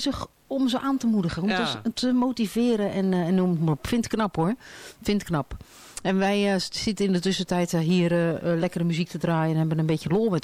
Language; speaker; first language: Dutch; native; Dutch